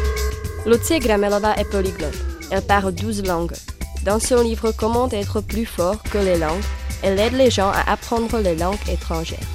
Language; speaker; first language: French; non-native, learner; Czech